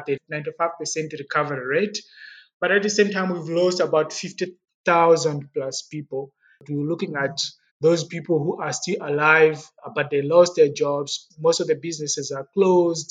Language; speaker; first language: English; non-native, local second language; Yao